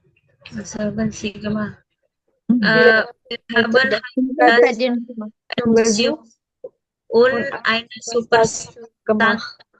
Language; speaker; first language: German; non-native, learner; Indonesian